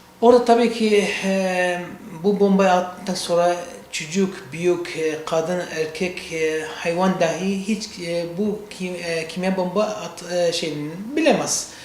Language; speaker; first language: Turkish; non-native, learner; Central Kurdish